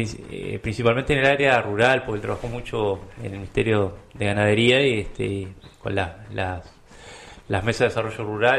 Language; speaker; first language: Spanish; native; Spanish